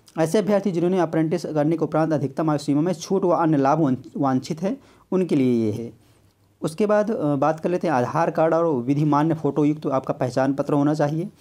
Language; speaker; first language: Hindi; native; Hindi